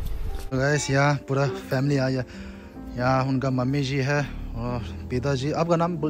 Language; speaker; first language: Hindi; non-native, local second language; Tibetan